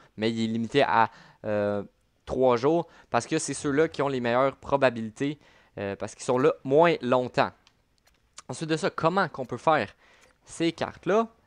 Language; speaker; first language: French; native; French